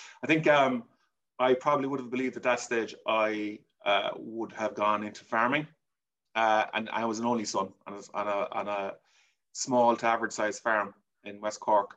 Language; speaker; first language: English; native; English